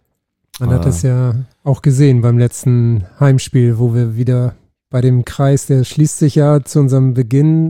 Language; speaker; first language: German; native; German